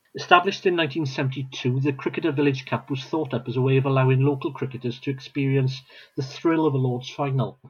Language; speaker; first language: English; non-native, local second language; Welsh